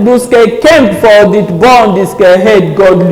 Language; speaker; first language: Swedish; non-native, learner; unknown